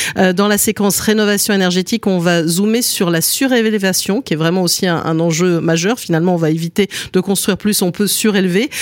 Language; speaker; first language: French; native; French